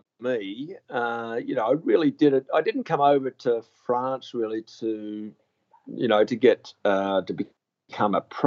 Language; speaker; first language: English; native; English